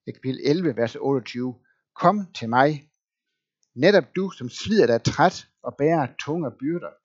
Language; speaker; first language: Danish; native; Danish